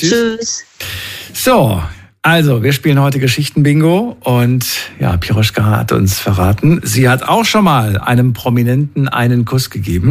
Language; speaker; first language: German; native; German